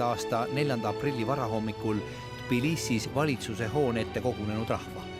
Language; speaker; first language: Estonian; native; Estonian